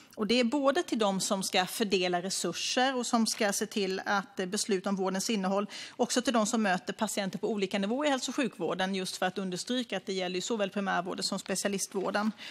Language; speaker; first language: Swedish; native; Swedish